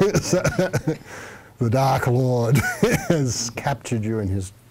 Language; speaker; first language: English; native; English